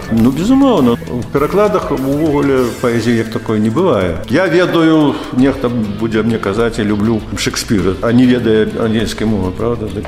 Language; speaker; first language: Belarusian; native; Belarusian